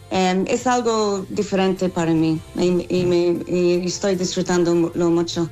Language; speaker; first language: Spanish; non-native, fluent; English